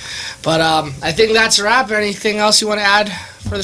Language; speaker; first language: English; native; English